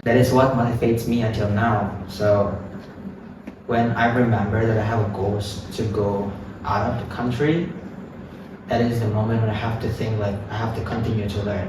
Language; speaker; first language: English; non-native, fluent; Indonesian